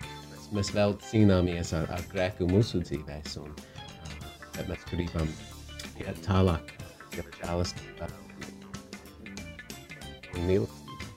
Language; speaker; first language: Latvian; non-native, fluent; English